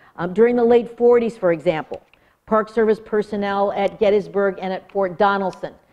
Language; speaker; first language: English; native; English